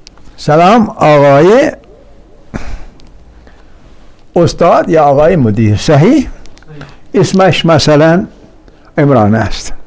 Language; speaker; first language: Persian; non-native, fluent; Urdu